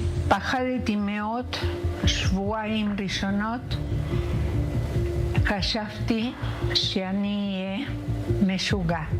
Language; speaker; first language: Hebrew; non-native, learner; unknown